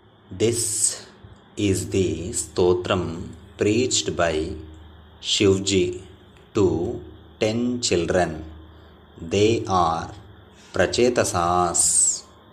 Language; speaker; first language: English; non-native, local second language; Telugu